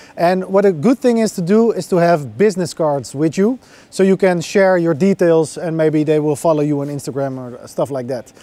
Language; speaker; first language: English; non-native, fluent; Dutch